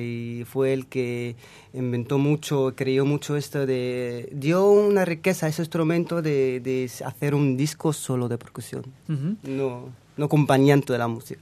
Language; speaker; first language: Spanish; non-native, fluent; Arabic